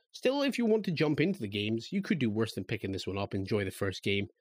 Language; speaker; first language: English; native; English